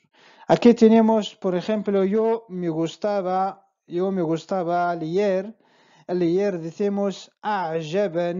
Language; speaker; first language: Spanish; non-native, fluent; Arabic